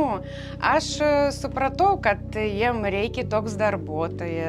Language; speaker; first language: Lithuanian; non-native, learner; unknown